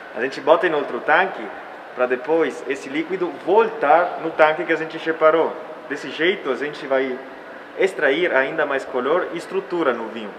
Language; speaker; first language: Portuguese; early bilingual, heritage; Italian